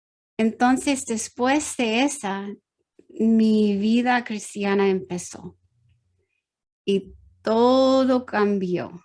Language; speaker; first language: Spanish; non-native, learner; English